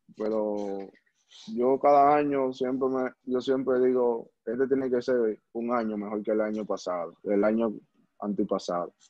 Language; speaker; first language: Spanish; native; Spanish